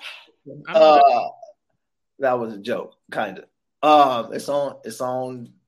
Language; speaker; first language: English; native; English